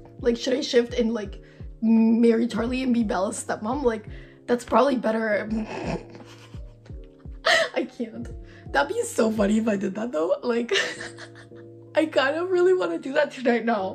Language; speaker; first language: English; native; English